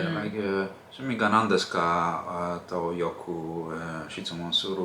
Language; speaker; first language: Japanese; non-native, learner; Polish